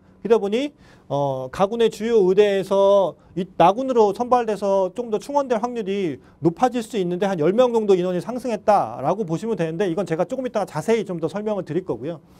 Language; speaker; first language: Korean; native; Korean